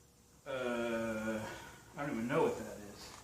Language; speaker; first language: English; native; English